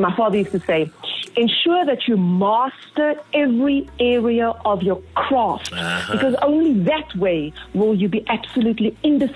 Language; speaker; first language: English; native; English